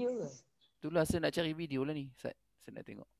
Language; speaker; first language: Malay; native; Malay